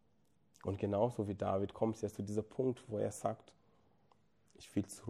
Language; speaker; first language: German; non-native, fluent; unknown